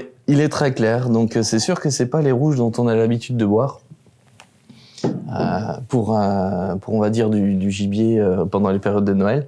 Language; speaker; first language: French; native; French